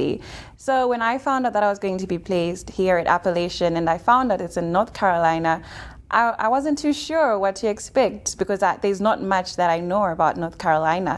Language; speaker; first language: English; non-native, local second language; Shona